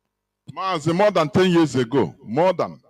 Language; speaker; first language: English; non-native, local second language; Igbo